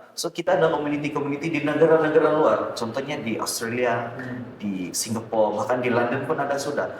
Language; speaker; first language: Malay; native; Malay